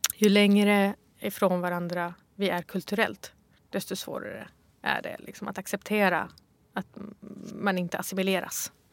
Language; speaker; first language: Swedish; early bilingual, other home language; Arabic